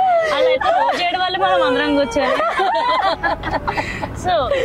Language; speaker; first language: Telugu; native; Telugu